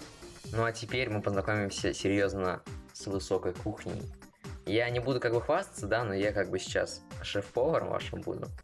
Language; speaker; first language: Russian; native; Russian